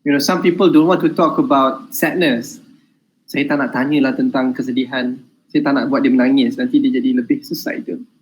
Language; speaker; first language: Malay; native; Malay